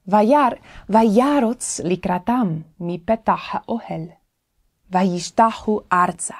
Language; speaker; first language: Hebrew; non-native, fluent; English